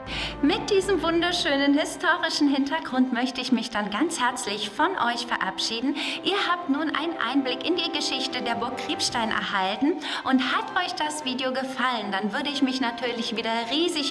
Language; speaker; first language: German; native; German